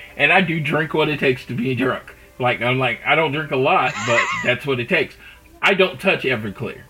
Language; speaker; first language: English; native; English